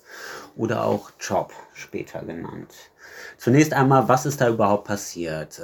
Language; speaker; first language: German; native; German